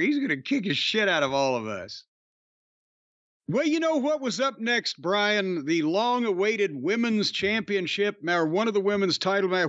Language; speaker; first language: English; native; English